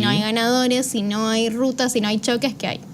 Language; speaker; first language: Spanish; native; Spanish